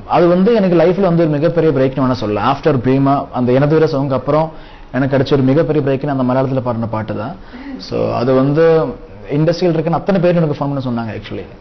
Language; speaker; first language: Tamil; non-native, local second language; Malayalam